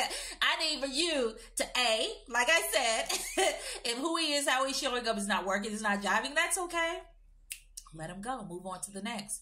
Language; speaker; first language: English; native; English